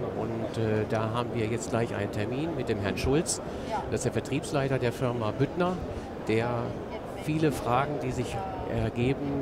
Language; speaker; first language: German; native; German